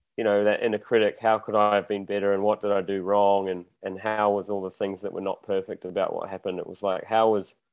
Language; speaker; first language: English; native; English